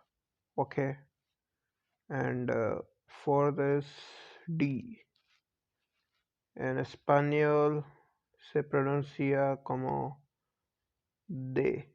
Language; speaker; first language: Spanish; non-native, learner; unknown